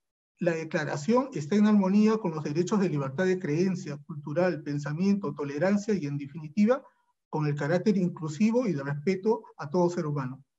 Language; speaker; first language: Spanish; native; Spanish